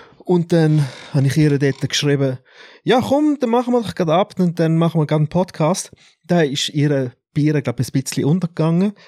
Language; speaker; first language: German; native; German